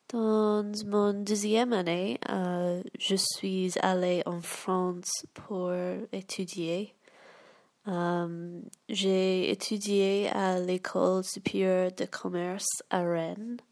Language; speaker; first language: French; non-native, learner; English